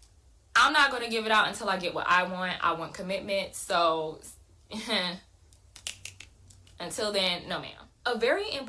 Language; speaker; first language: English; native; English